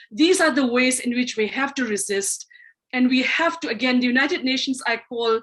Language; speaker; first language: English; non-native, local second language; Manipuri